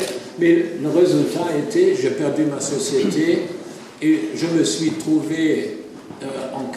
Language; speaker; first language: French; non-native, fluent; German